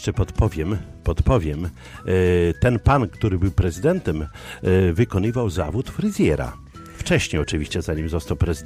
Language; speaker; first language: Polish; native; Polish